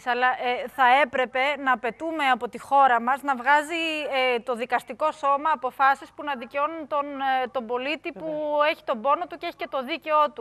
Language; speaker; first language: Greek; native; Greek